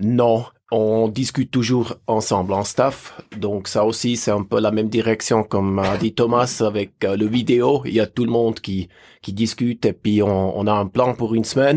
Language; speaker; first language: French; native; French